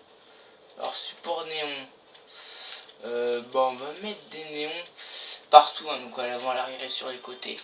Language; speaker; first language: French; native; French